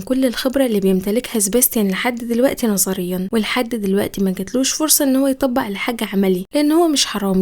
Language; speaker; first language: Arabic; native; Arabic